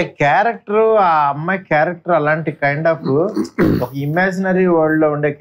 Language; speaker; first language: Telugu; native; Telugu